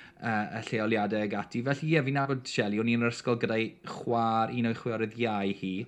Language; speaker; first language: Welsh; non-native, local second language; English